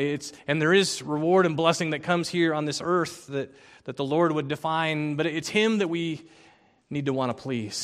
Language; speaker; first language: English; native; English